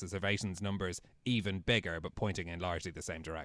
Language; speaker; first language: English; native; English